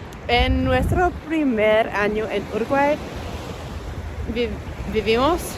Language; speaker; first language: Spanish; non-native, learner; English